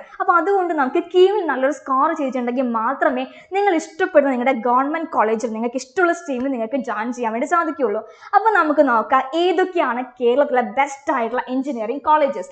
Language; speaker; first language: Malayalam; native; Malayalam